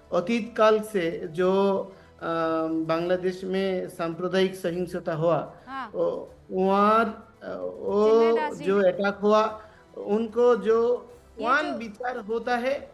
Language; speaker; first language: Hindi; non-native, learner; Bangla